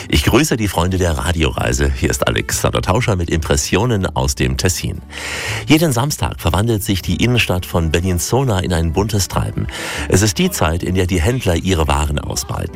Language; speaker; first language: German; native; German